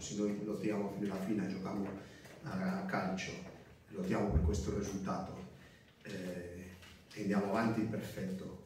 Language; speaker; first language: Italian; non-native, fluent; Spanish